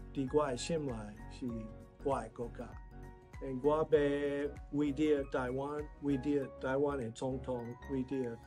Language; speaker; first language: Chinese; non-native, learner; English